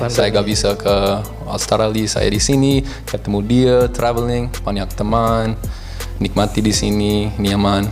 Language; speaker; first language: Indonesian; non-native, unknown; English